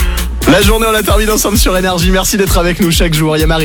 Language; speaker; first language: French; native; French